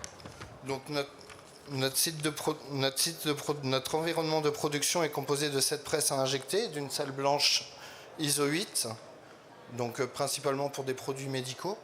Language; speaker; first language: French; native; French